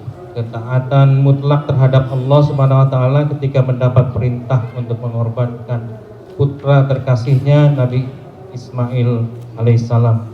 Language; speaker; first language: Indonesian; native; Indonesian